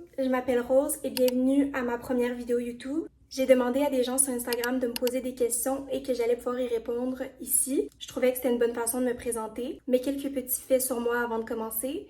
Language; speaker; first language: French; native; French